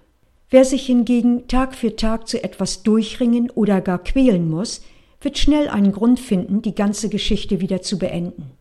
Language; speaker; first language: German; native; German